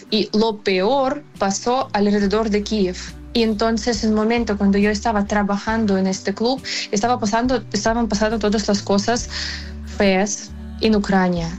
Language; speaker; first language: Spanish; non-native, fluent; Ukrainian